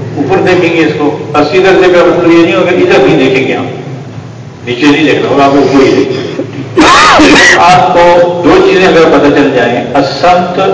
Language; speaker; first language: Urdu; non-native, local second language; Pashto